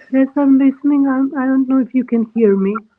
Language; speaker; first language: English; non-native, learner; Portuguese